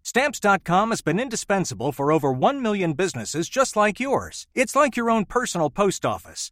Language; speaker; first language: English; native; English